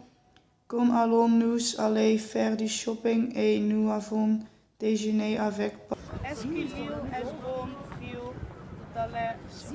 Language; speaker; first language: French; non-native, learner; Dutch